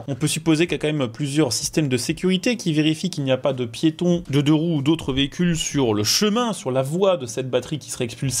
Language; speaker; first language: French; native; French